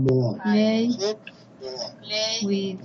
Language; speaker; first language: English; non-native, learner; Spanish